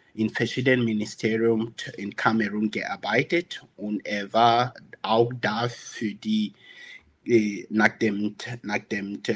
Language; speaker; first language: German; non-native, learner; English